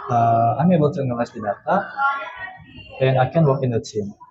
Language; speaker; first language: English; non-native, learner; Indonesian